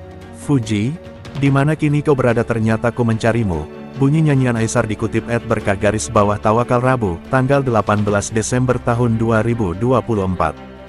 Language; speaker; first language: Indonesian; native; Indonesian